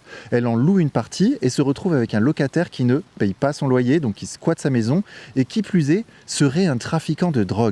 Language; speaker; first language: French; native; French